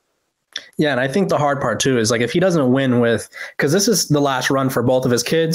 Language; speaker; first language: English; native; English